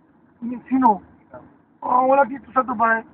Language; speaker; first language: Filipino; non-native, learner; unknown